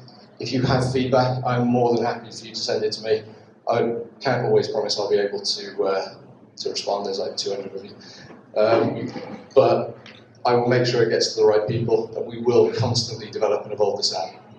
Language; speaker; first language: English; native; English